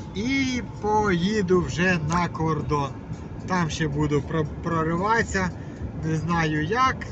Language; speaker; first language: Ukrainian; non-native, local second language; Russian